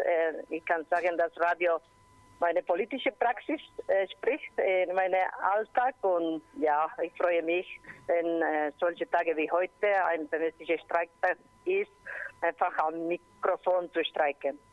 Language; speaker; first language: German; non-native, learner; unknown